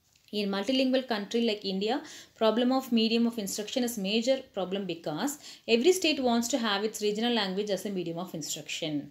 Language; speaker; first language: English; non-native, local second language; Tamil